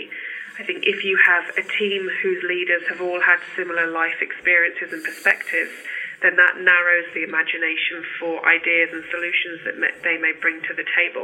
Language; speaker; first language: English; native; English